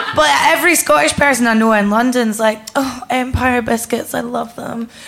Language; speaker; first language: English; native; English